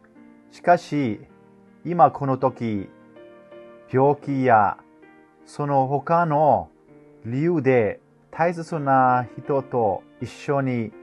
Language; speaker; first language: Japanese; non-native, fluent; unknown